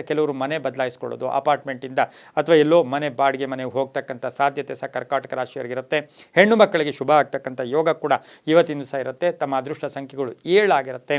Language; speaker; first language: Kannada; native; Kannada